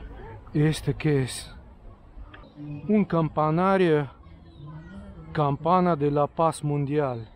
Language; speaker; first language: Spanish; non-native, learner; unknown